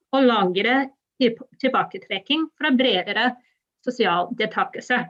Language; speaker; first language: Norwegian; non-native, fluent; English